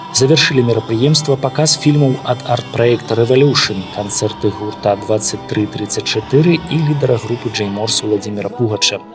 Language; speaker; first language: Belarusian; native; Belarusian